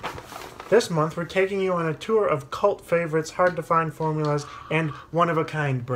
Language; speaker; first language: English; native; English